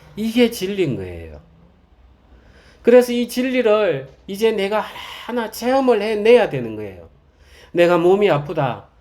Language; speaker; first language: Korean; native; Korean